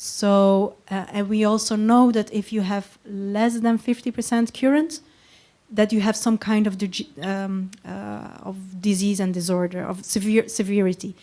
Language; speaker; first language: English; non-native, fluent; Dutch